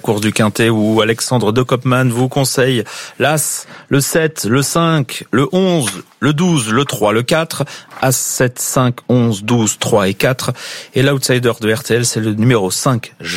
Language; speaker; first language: French; native; French